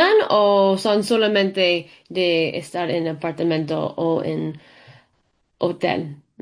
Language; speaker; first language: Spanish; early bilingual, heritage; English